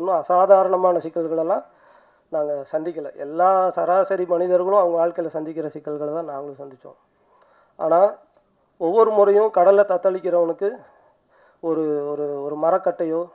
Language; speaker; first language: Tamil; native; Tamil